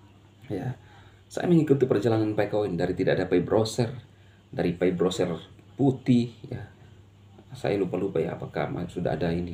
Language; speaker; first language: Indonesian; native; Indonesian